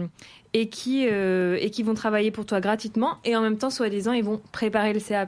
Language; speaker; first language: French; native; French